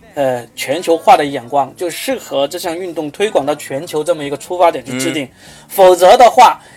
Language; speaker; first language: Chinese; native; Chinese